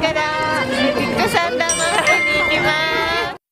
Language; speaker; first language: Japanese; non-native, learner; Lao